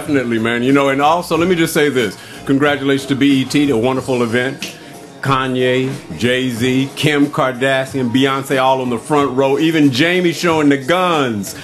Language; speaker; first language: English; native; English